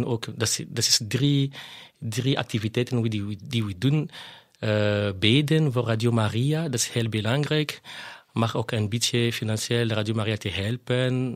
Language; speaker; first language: Dutch; non-native, fluent; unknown